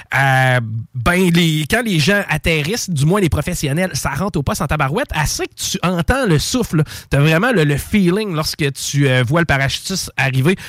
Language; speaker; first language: French; native; French